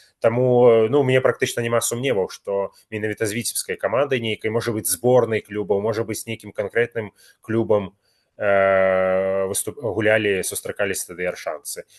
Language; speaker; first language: Belarusian; native; Belarusian